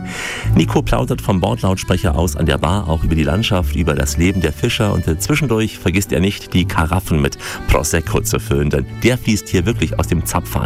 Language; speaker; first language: German; native; German